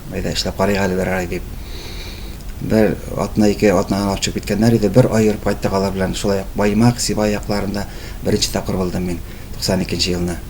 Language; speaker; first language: Tatar; native; Tatar